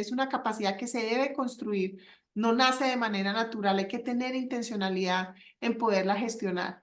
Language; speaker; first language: Spanish; native; Spanish